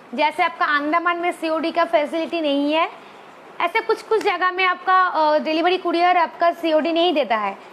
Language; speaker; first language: Hindi; non-native, local second language; Bangla